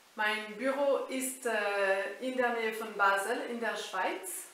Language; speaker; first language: German; non-native, fluent; French